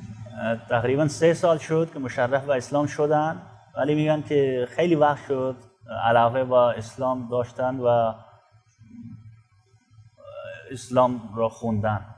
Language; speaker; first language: Persian; non-native, fluent; Urdu